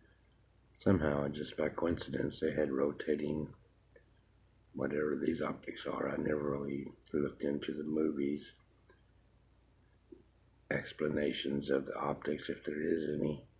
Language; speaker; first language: English; native; English